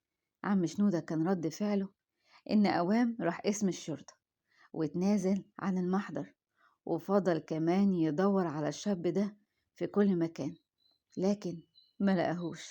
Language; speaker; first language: Arabic; native; Arabic